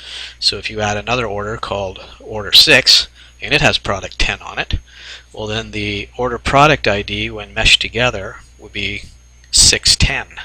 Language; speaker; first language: English; native; English